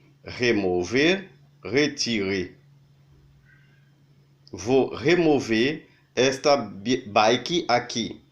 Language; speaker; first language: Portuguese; non-native, learner; Haitian Creole